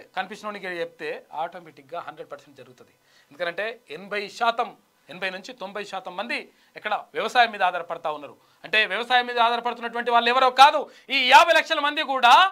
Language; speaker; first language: Telugu; native; Telugu